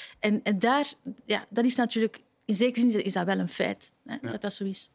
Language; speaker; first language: Dutch; native; Dutch